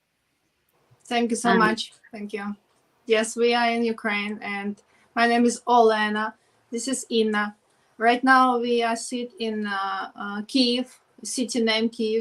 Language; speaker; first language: English; non-native, learner; Ukrainian